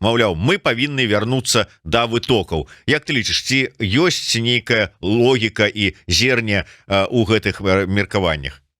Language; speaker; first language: Belarusian; non-native, local second language; Russian